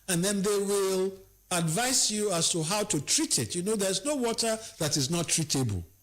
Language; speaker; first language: English; non-native, local second language; Yoruba